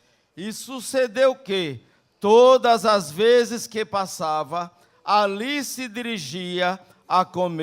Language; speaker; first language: Portuguese; native; Portuguese